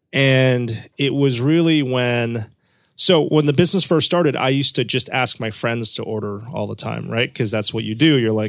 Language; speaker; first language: English; native; English